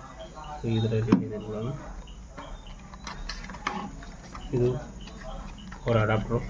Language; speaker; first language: Kannada; native; Kannada